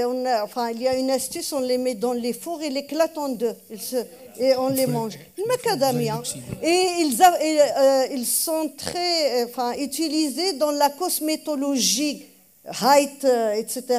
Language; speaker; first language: French; non-native, local second language; Arabic